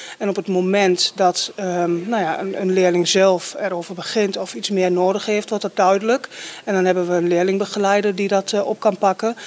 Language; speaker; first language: Dutch; native; Dutch